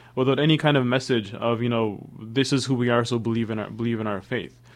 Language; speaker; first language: English; native; English